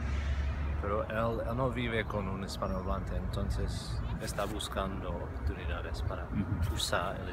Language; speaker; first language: Spanish; non-native, fluent; English